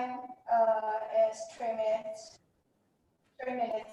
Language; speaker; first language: English; non-native, fluent; Indonesian